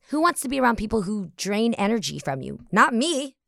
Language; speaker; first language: English; early bilingual, other home language; Vietnamese